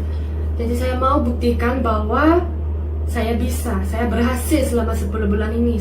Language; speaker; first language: Indonesian; non-native, fluent; Korean